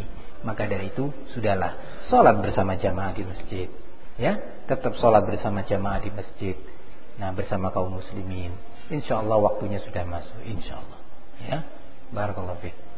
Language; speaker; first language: Indonesian; native; Indonesian